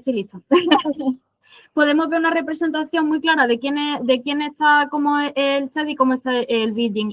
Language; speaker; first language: Spanish; native; Spanish